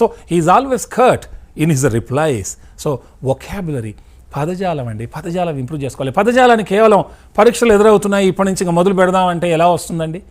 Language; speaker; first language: Telugu; native; Telugu